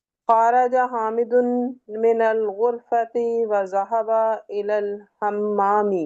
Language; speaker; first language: Arabic; non-native, learner; Urdu